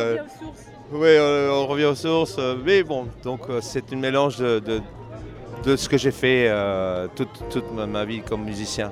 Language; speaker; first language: French; non-native, fluent; Spanish